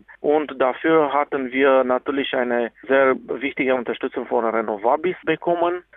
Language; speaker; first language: German; non-native, fluent; Romanian